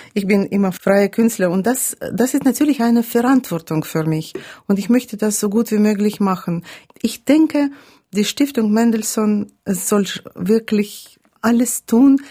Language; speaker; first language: German; non-native, fluent; Russian